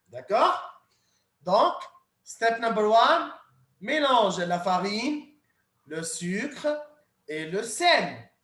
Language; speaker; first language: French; non-native, fluent; Arabic